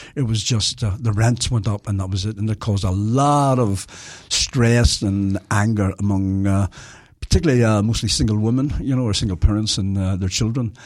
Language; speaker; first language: English; native; English